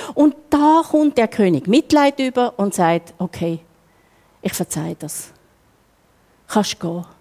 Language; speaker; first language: German; native; German